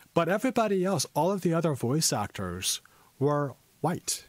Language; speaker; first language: English; native; English